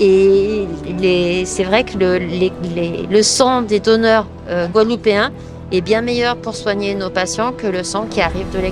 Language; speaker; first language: French; native; French